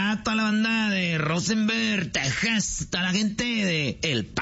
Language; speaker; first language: Spanish; native; Spanish